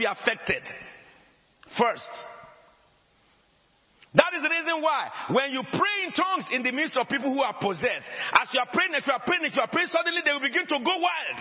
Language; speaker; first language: English; non-native, local second language; Akan